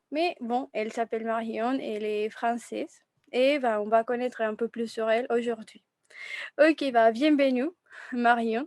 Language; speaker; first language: French; non-native, fluent; Spanish